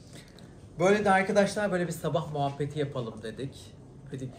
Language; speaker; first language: Turkish; native; Turkish